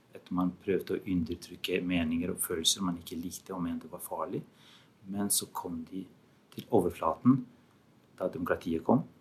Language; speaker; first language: Norwegian; non-native, fluent; Albanian